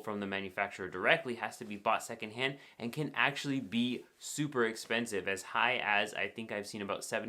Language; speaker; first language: English; native; English